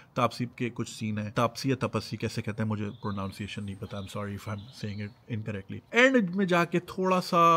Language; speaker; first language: Urdu; native; Urdu